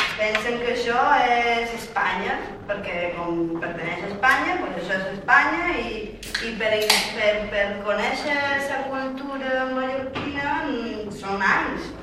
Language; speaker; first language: Catalan; non-native, fluent; Spanish